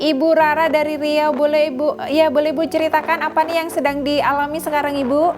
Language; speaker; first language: Indonesian; native; Indonesian